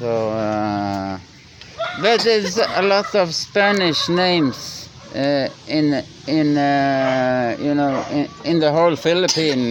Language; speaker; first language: English; non-native, learner; Norwegian